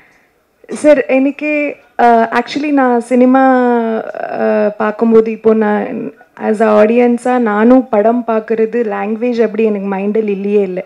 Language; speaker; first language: Tamil; non-native, learner; Kannada